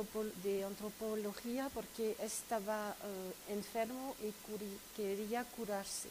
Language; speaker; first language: Spanish; non-native, fluent; French